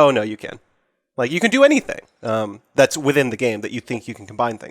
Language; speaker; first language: English; native; English